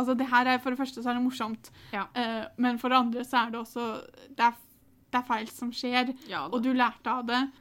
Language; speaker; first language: Norwegian; native; Norwegian